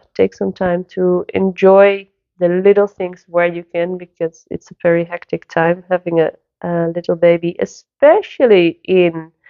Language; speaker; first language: English; non-native, fluent; Dutch